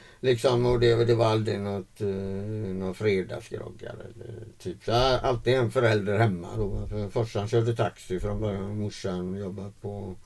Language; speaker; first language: Swedish; native; Swedish